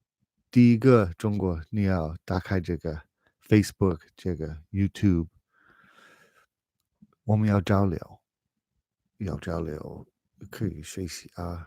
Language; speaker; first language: Chinese; non-native, fluent; English